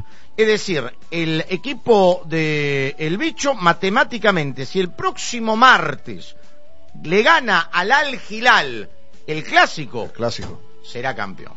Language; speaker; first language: Spanish; native; Spanish